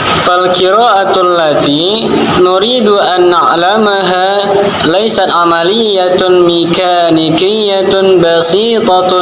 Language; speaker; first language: Arabic; non-native, learner; Indonesian